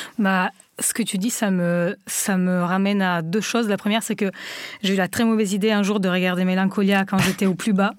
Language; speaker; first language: French; non-native, fluent; Italian